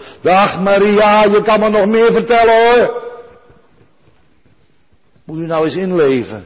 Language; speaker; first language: Dutch; native; Dutch